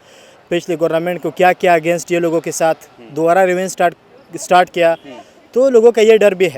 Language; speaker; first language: Hindi; non-native, learner; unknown